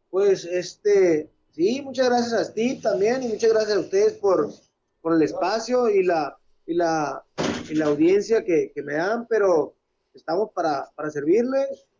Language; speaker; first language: Spanish; native; Spanish